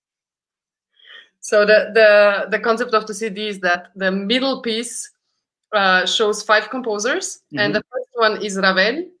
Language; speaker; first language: English; early bilingual, other home language; Romanian